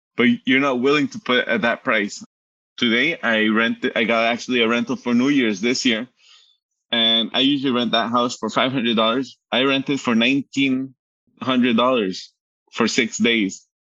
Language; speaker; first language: English; early bilingual, other home language; Spanish